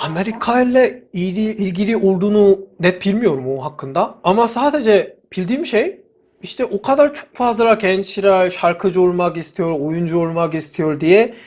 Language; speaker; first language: Turkish; non-native, fluent; Korean